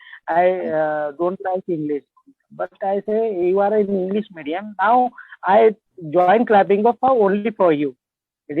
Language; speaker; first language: English; non-native, learner; Marathi